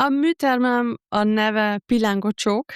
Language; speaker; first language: Hungarian; non-native, fluent; German